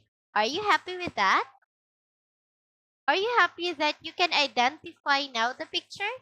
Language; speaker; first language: English; non-native, local second language; Filipino